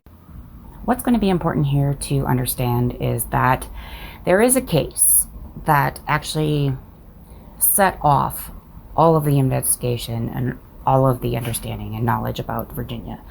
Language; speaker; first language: English; native; English